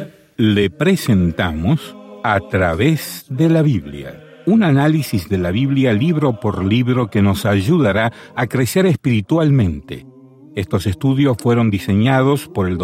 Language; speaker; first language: Spanish; native; Spanish